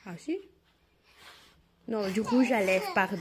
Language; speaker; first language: French; native; French